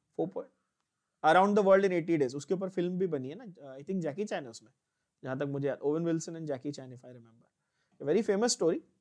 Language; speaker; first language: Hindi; native; Hindi